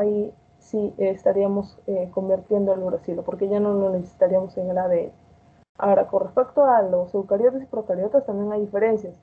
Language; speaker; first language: Spanish; native; Spanish